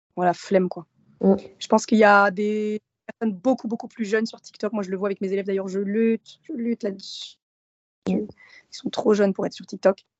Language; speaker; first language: French; early bilingual, other home language; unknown